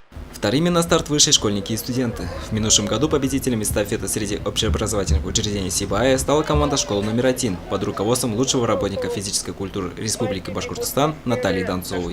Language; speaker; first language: Russian; native; Russian